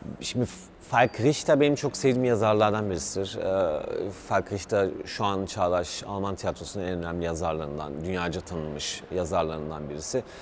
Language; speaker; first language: Turkish; early bilingual, heritage; Turkish